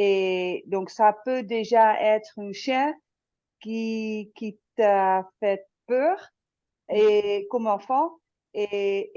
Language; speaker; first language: French; non-native, fluent; Dutch